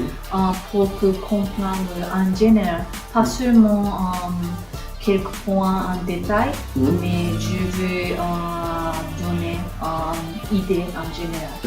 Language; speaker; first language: French; non-native, learner; Japanese